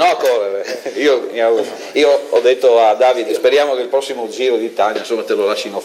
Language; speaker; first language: Italian; native; Italian